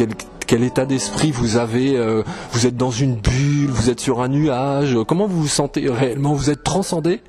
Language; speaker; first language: French; native; French